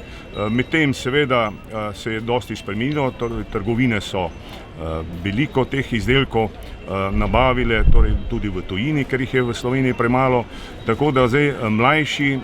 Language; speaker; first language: Slovenian; native; Slovenian